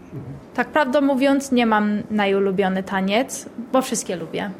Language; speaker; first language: Polish; early bilingual, heritage; English